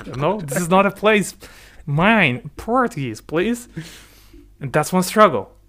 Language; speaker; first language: English; non-native, fluent; Portuguese